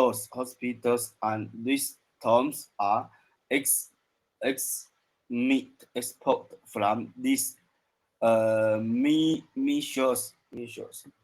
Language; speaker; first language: English; non-native, learner; Chinese